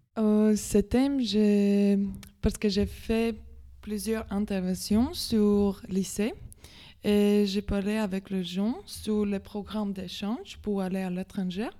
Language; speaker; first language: French; non-native, learner; Latvian